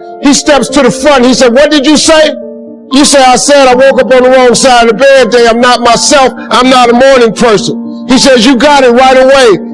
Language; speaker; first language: English; native; English